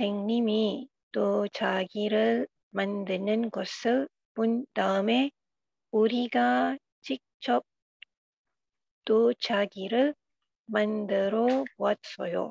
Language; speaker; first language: Korean; non-native, learner; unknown